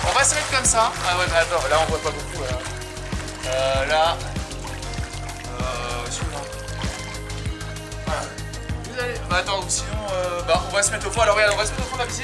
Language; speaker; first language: French; native; French